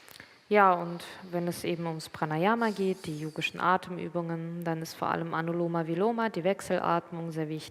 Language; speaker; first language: German; native; German